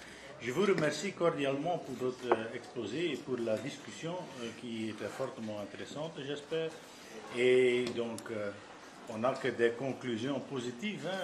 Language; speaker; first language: French; non-native, fluent; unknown